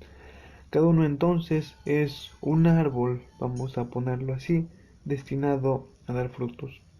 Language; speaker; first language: Spanish; native; Spanish